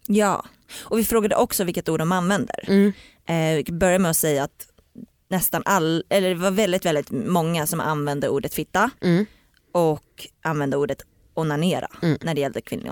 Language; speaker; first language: Swedish; native; Swedish